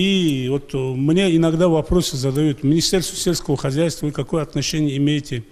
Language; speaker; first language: Russian; native; Russian